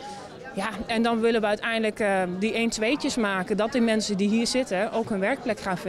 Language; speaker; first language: Dutch; native; Dutch